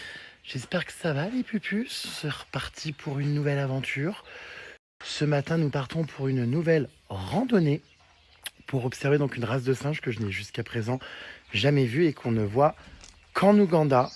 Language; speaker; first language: French; native; French